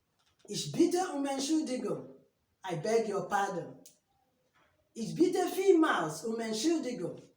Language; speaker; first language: German; non-native, learner; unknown